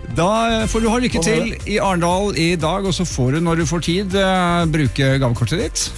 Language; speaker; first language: Norwegian; native; Norwegian